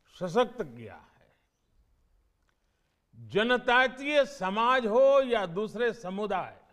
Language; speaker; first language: Hindi; non-native, local second language; Gujarati